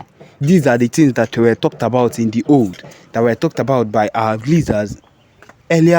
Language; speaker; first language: English; native; English